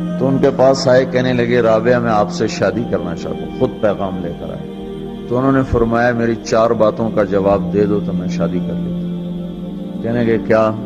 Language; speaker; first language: Urdu; non-native, local second language; Punjabi